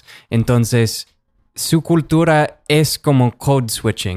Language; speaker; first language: Spanish; non-native, fluent; English